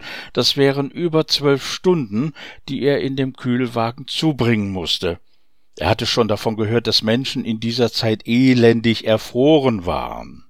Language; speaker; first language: German; native; German